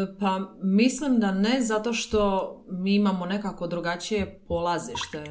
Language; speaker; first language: Croatian; native; Croatian